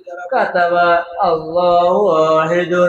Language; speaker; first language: Arabic; non-native, fluent; Bangla